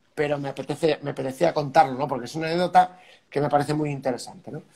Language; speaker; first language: Spanish; native; Spanish